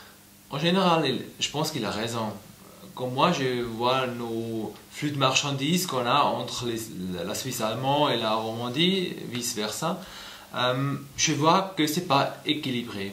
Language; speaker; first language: French; non-native, local second language; German